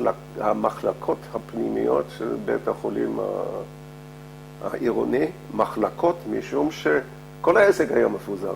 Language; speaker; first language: Hebrew; non-native, fluent; Dutch